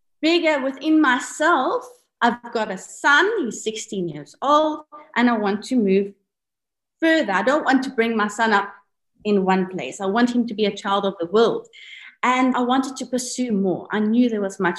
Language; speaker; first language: English; native; English